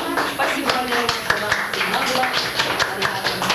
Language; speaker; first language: Russian; non-native, local second language; Bashkir